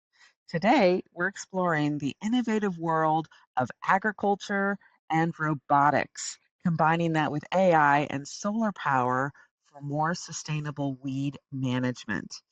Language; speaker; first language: English; native; English